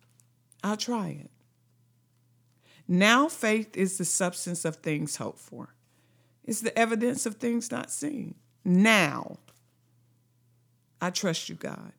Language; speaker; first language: English; native; English